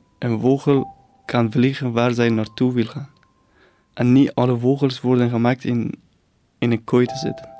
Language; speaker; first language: Dutch; non-native, fluent; Persian